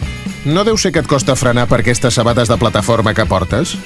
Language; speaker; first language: Catalan; native; Catalan